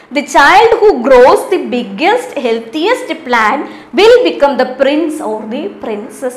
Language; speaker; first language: English; non-native, local second language; Malayalam